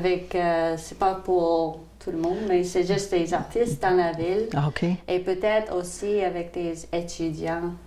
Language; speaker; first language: French; non-native, local second language; English